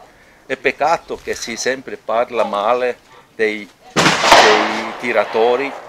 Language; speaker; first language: Italian; non-native, local second language; German